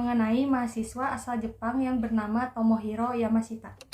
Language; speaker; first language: Indonesian; native; Indonesian